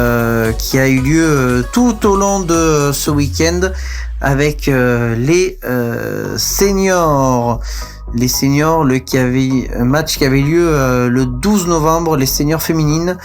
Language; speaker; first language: French; native; French